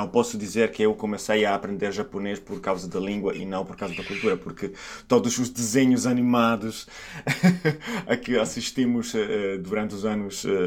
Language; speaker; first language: Portuguese; non-native, fluent; Italian